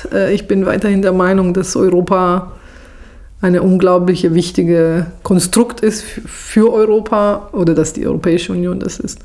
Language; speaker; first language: German; non-native, fluent; Italian